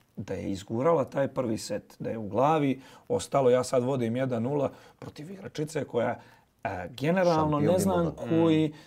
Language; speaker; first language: Serbian; native; Serbian